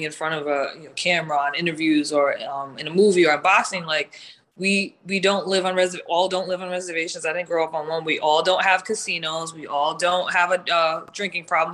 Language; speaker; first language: English; native; English